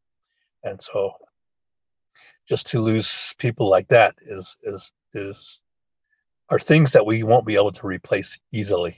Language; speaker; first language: English; early bilingual, other home language; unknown